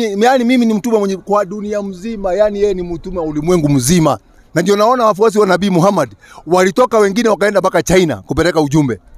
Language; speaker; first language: Swahili; non-native, local second language; Kikuyu